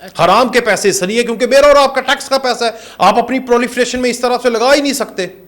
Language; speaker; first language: Urdu; non-native, local second language; Punjabi